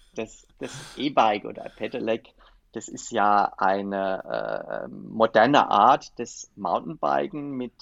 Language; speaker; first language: German; native; German